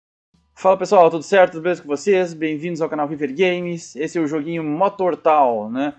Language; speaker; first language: Portuguese; native; Portuguese